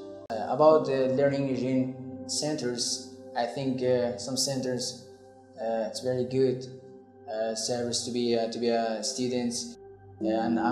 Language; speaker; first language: English; non-native, learner; Central Kurdish